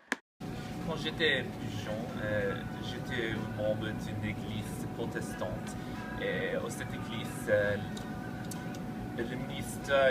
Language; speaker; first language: French; non-native, learner; English